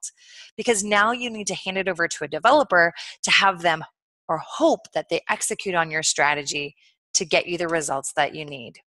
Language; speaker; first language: English; native; English